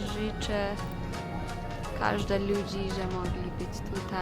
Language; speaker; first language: Polish; non-native, learner; Persian